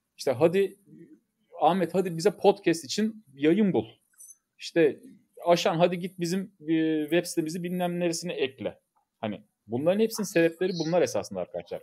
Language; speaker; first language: Turkish; native; Turkish